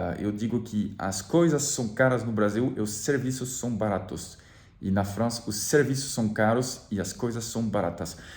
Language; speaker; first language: Portuguese; non-native, fluent; French